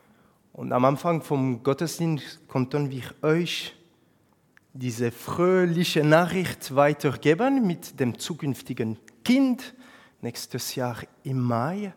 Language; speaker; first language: German; non-native, fluent; French